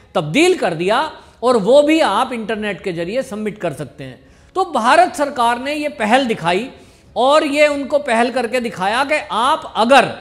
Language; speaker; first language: Hindi; native; Hindi